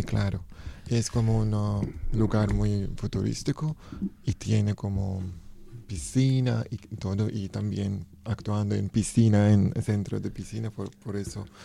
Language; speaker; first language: Spanish; non-native, learner; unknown